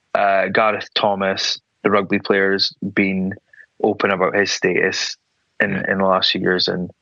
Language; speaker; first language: English; native; English